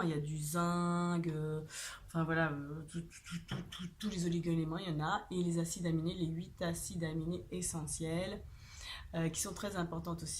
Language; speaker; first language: French; native; French